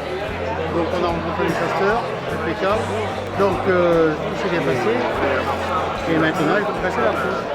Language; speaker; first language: French; native; French